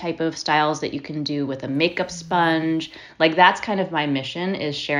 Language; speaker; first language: English; native; English